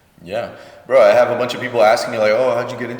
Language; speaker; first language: English; native; English